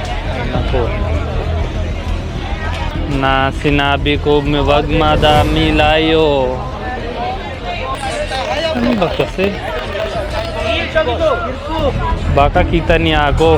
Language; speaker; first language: Filipino; non-native, learner; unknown